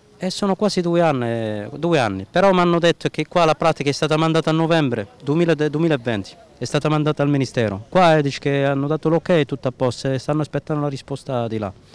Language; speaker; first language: Italian; non-native, fluent; Arabic